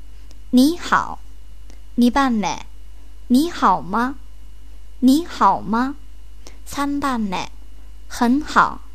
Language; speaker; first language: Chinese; non-native, fluent; Japanese